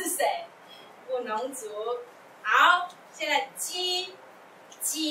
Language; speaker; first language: Chinese; non-native, local second language; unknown